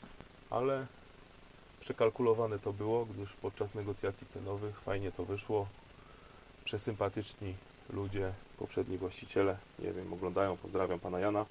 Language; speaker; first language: Polish; native; Polish